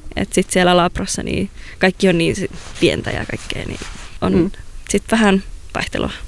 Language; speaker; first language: Finnish; native; Finnish